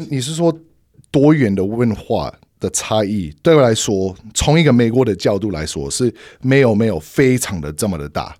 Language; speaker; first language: Chinese; non-native, fluent; English